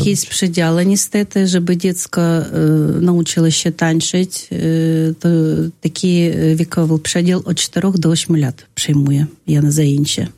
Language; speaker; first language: Polish; non-native, fluent; Russian